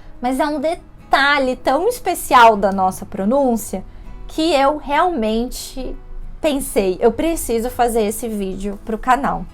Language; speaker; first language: Portuguese; native; Portuguese